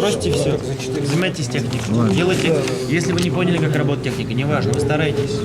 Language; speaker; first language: Russian; native; Russian